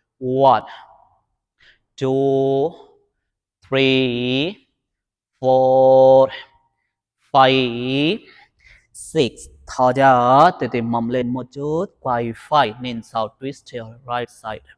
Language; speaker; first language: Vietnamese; non-native, learner; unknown